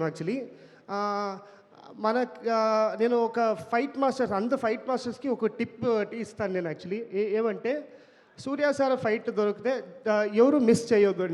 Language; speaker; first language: Telugu; non-native, learner; Kannada